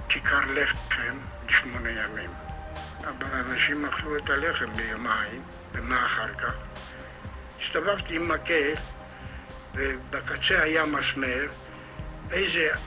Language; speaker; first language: Hebrew; non-native, fluent; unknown